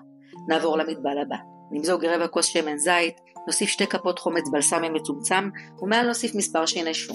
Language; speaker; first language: Hebrew; native; Hebrew